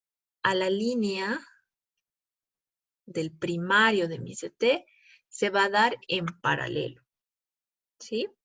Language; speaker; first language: Spanish; native; Spanish